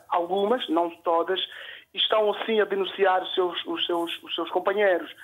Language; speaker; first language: Portuguese; native; Portuguese